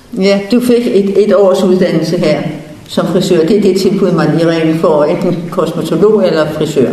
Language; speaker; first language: Danish; native; Danish